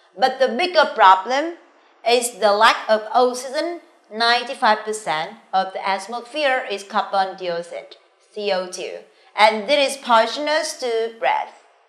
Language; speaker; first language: English; non-native, fluent; Vietnamese